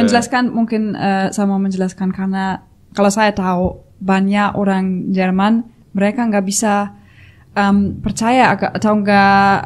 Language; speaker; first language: Indonesian; non-native, fluent; German